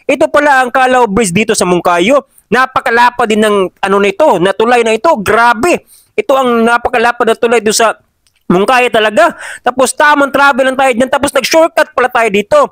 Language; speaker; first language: Filipino; non-native, local second language; Cebuano